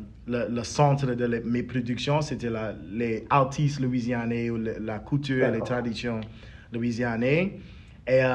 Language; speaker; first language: French; early bilingual, heritage; English